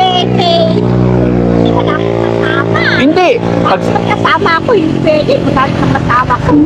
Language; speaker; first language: Filipino; non-native, local second language; Iloko